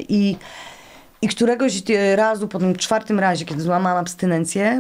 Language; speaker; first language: Polish; native; Polish